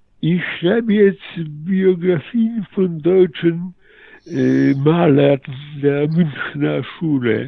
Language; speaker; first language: German; early bilingual, heritage; Polish